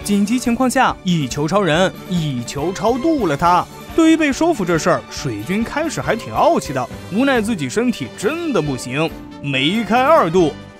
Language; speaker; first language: Chinese; native; Chinese